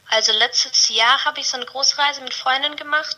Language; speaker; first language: German; non-native, fluent; Russian